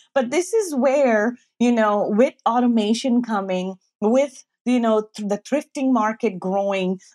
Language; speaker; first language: English; non-native, local second language; Urdu